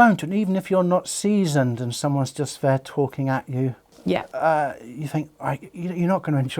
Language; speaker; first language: English; native; English